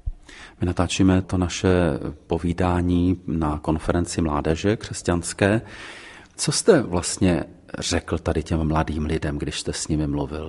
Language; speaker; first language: Czech; native; Czech